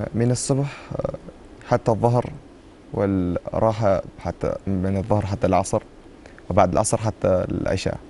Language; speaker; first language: Arabic; non-native, learner; Uzbek